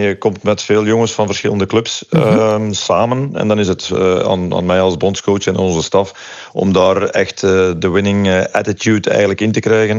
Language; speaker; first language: Dutch; native; Dutch